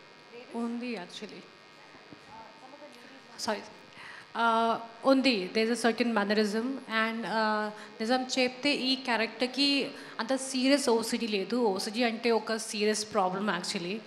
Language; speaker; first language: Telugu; non-native, fluent; Hindi